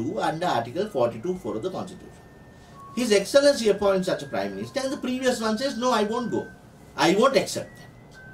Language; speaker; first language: English; non-native, local second language; Sinhala